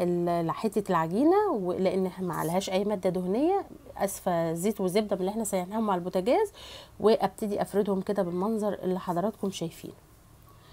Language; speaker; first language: Arabic; native; Arabic